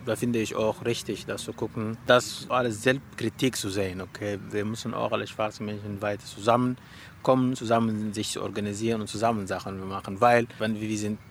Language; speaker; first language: German; non-native, learner; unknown